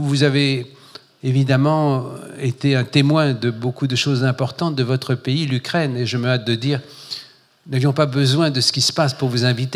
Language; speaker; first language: French; native; French